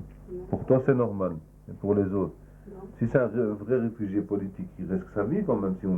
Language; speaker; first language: French; native; French